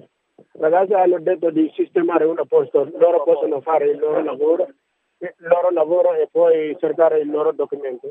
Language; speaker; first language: Italian; non-native, learner; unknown